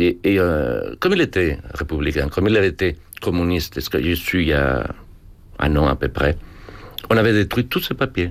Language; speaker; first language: French; non-native, fluent; Spanish